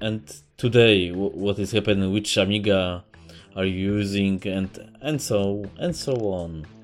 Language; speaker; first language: English; non-native, fluent; Polish